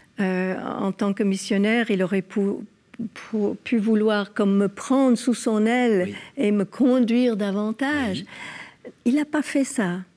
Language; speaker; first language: French; non-native, fluent; English